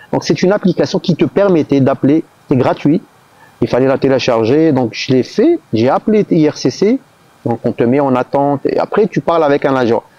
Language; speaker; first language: French; non-native, local second language; Arabic